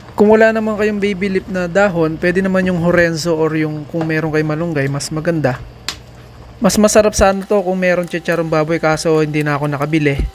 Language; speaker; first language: Filipino; non-native, local second language; Pampanga